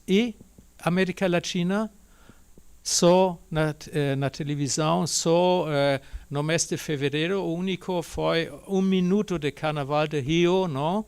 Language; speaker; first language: Portuguese; non-native, fluent; German